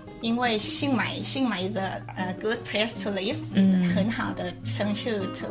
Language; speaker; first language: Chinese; non-native, learner; Thai